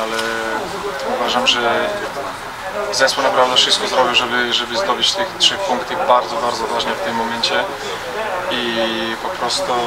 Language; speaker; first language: Polish; non-native, fluent; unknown